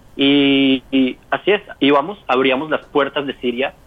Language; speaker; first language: Spanish; native; Spanish